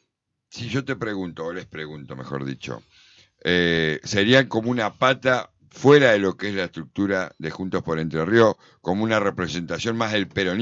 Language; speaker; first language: Spanish; native; Spanish